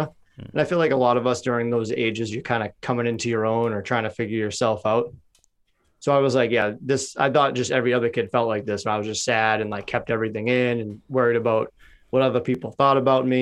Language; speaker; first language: English; native; English